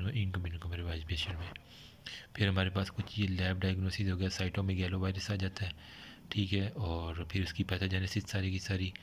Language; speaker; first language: Urdu; native; Urdu